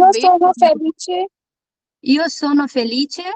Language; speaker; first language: Italian; non-native, fluent; Urdu